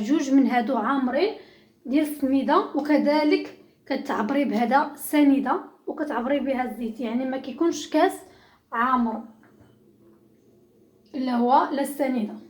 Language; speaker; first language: Arabic; native; Arabic